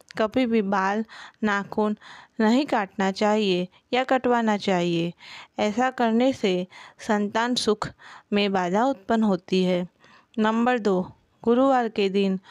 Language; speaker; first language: Hindi; non-native, local second language; Gujarati